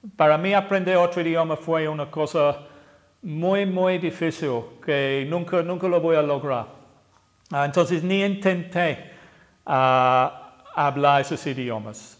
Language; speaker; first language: Spanish; non-native, fluent; English